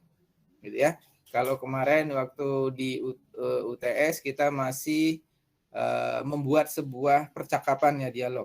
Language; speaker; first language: Indonesian; native; Indonesian